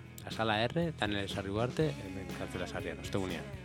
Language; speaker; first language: Basque; native; Basque